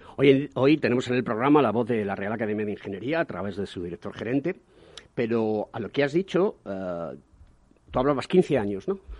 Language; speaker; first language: Spanish; native; Spanish